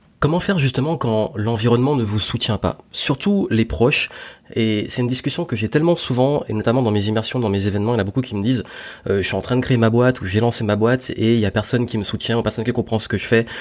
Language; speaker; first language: French; native; French